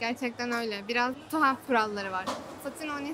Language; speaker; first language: Turkish; native; Turkish